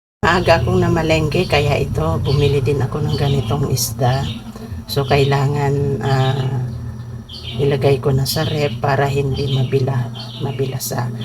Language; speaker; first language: Filipino; non-native, local second language; Iloko